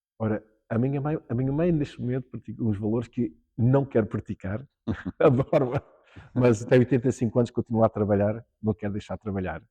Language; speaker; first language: Portuguese; early bilingual, heritage; Portuguese